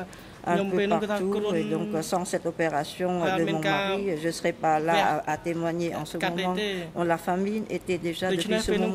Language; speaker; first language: French; non-native, local second language; Khmer